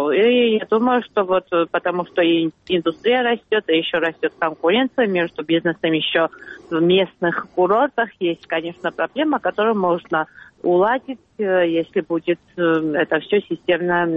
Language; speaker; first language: Russian; non-native, fluent; Georgian